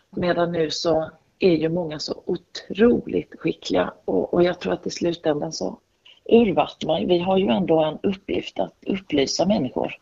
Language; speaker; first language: Swedish; native; Swedish